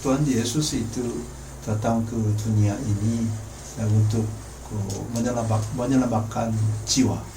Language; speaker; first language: Indonesian; non-native, fluent; Korean